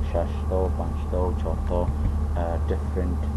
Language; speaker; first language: Persian; native; Persian